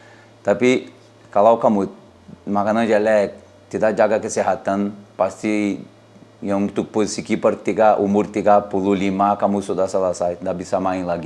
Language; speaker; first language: Indonesian; non-native, learner; Portuguese